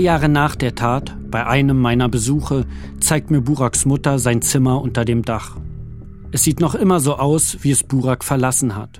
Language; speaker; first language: German; native; German